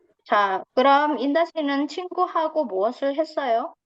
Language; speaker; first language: Korean; non-native, fluent; Indonesian